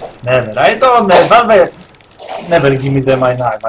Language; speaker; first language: English; non-native, learner; Polish